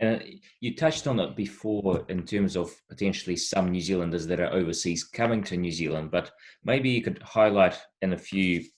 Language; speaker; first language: English; non-native, fluent; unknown